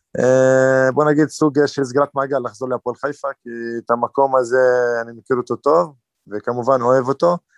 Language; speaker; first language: Hebrew; non-native, local second language; Arabic